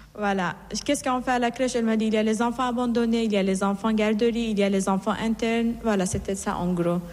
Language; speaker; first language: French; non-native, fluent; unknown